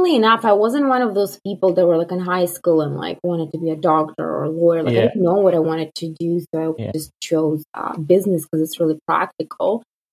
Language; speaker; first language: English; non-native, fluent; Russian